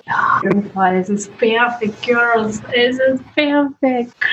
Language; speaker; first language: German; non-native, learner; Russian